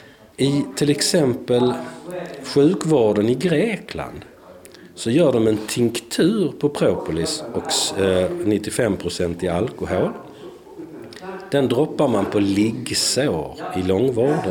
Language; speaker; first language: Swedish; native; Swedish